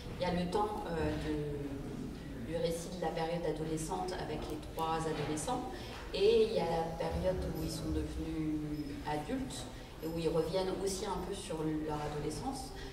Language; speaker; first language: French; native; French